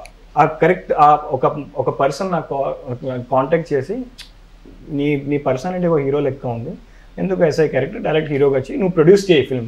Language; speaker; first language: Telugu; non-native, local second language; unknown